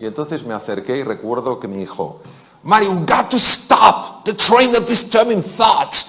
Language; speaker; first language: Spanish; native; Spanish